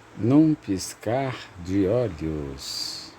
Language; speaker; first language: Portuguese; native; Portuguese